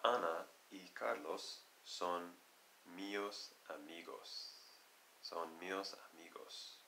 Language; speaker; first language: Spanish; non-native, learner; English